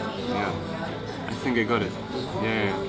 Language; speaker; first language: English; non-native, fluent; German